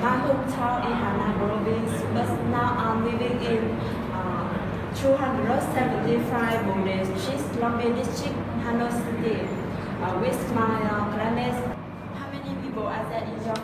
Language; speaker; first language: English; non-native, learner; Vietnamese